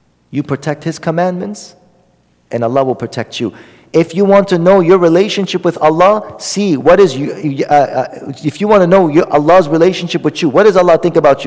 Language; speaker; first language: English; native; English